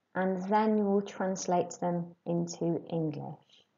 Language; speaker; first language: English; native; English